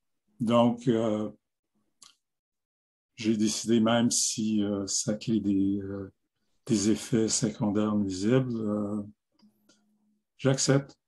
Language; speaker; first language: French; non-native, local second language; English